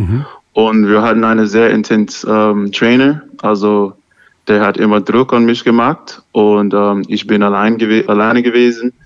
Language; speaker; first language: German; non-native, learner; English